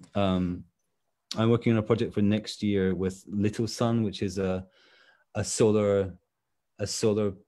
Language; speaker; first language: English; native; English